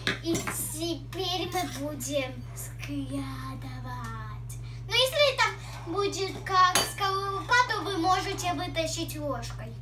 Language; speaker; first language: Russian; early bilingual, heritage; Russian